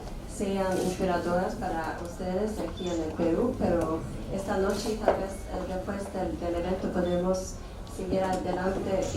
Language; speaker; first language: Spanish; non-native, fluent; Swedish